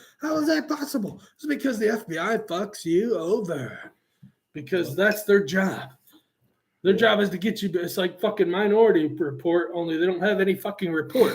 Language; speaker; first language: English; native; English